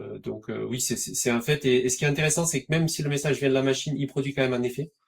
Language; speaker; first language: French; native; French